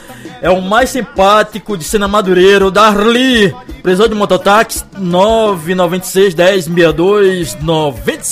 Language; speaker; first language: Portuguese; native; Portuguese